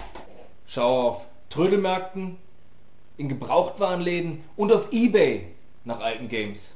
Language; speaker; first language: German; native; German